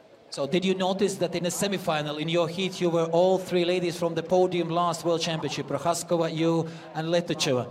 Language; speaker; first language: English; non-native, fluent; Latvian